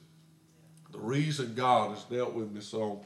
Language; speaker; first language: English; native; English